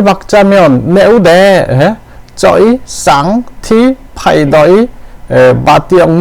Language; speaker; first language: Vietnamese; non-native, learner; Korean